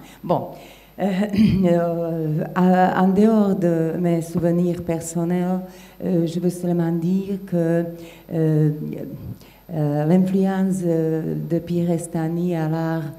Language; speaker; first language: French; non-native, fluent; Slovak